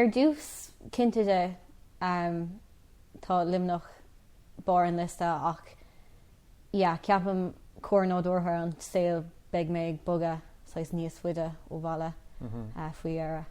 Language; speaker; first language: Irish; non-native, local second language; English